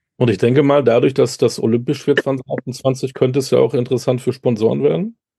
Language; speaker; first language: German; native; German